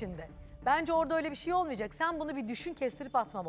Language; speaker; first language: Turkish; native; Turkish